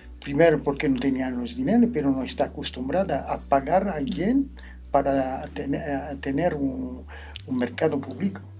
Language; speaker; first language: Spanish; non-native, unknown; French